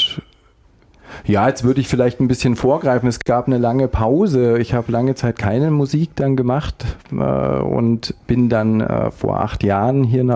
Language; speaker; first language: German; native; German